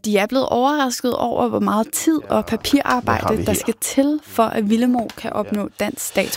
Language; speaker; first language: Danish; native; Danish